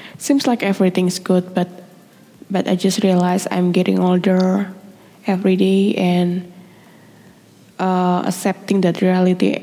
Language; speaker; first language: English; non-native, learner; Indonesian